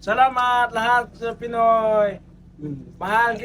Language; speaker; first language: Filipino; non-native, learner; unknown